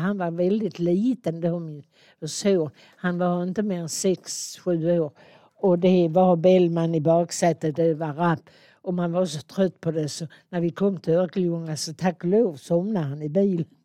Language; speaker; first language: Swedish; native; Swedish